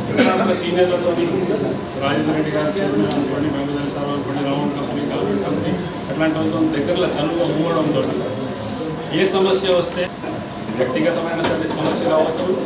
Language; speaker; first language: Telugu; native; Telugu